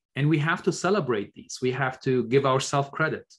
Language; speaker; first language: English; non-native, fluent; Arabic